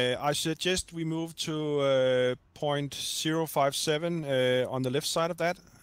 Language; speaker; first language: English; non-native, fluent; Danish